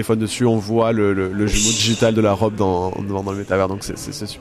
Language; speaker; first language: French; native; French